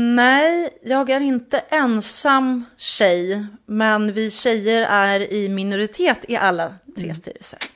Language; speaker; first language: Swedish; native; Swedish